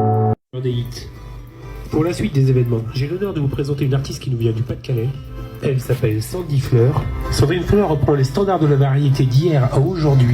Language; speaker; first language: French; native; French